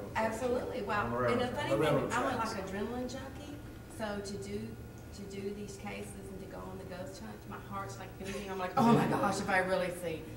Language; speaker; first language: English; native; English